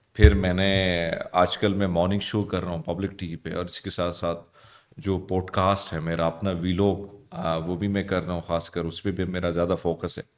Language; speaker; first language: Urdu; non-native, local second language; Punjabi